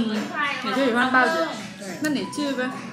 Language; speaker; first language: Chinese; non-native, fluent; Vietnamese